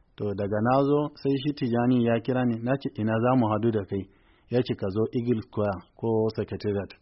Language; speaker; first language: Hausa; non-native, local second language; Kanuri